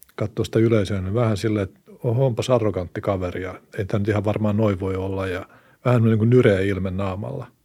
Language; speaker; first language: Finnish; native; Finnish